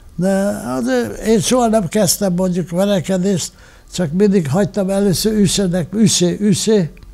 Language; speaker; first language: Hungarian; non-native, local second language; German